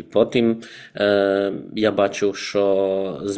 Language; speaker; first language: Ukrainian; non-native, fluent; Polish